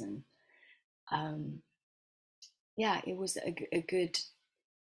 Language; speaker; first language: English; native; English